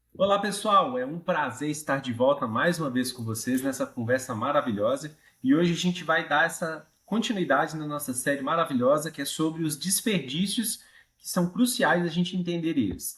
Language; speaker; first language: Portuguese; native; Portuguese